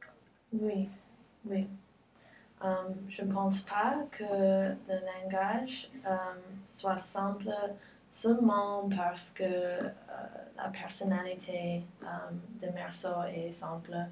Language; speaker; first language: French; non-native, learner; English